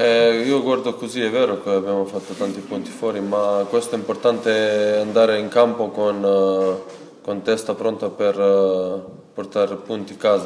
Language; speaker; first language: Italian; non-native, fluent; Serbian